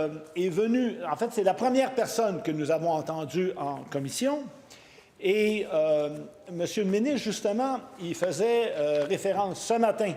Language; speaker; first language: French; native; French